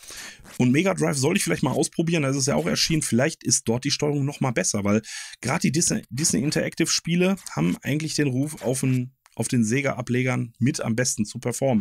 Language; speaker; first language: German; native; German